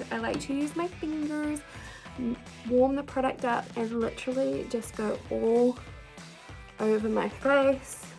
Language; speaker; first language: English; native; English